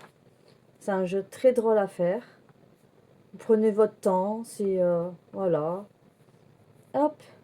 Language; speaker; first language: French; native; French